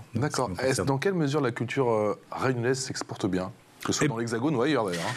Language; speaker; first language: French; native; French